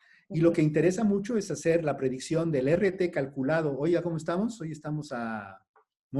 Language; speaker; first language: Spanish; native; Spanish